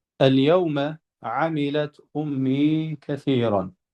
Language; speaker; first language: Arabic; non-native, fluent; Albanian